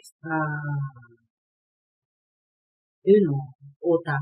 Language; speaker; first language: English; non-native, learner; Japanese